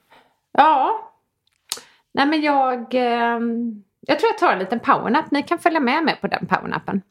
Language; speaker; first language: Swedish; native; Swedish